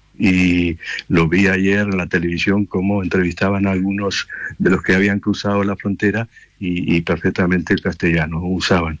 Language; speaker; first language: Spanish; native; Spanish